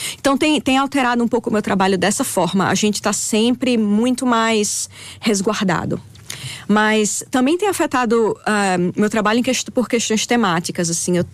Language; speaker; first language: Portuguese; native; Portuguese